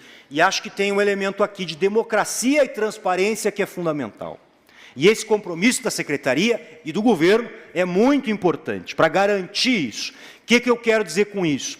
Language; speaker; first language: Portuguese; native; Portuguese